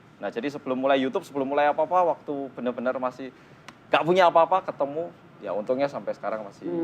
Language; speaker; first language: Indonesian; early bilingual, other home language; Korean